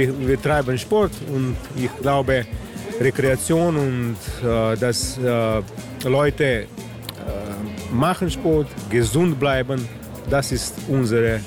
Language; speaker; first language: German; non-native, learner; Slovenian